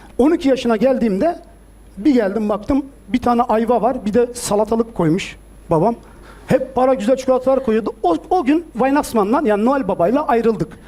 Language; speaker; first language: Turkish; early bilingual, heritage; Turkish